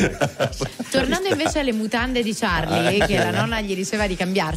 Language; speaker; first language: Italian; native; Italian